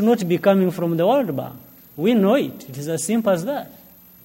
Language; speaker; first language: English; non-native, local second language; Kinyarwanda